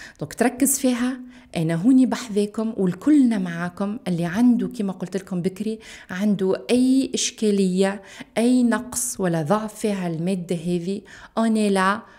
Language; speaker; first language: Arabic; native; Arabic